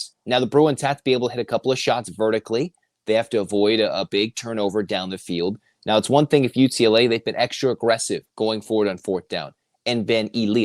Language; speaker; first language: English; native; English